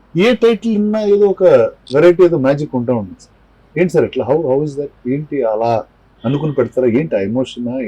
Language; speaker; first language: Telugu; native; Telugu